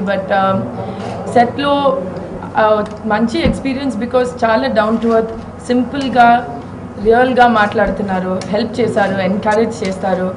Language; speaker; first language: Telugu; non-native, local second language; Tamil